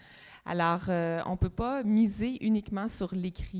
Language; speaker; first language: French; native; French